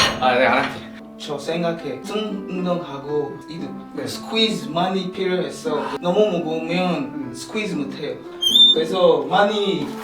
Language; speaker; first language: Korean; non-native, learner; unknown